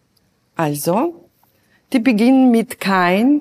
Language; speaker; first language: German; non-native, fluent; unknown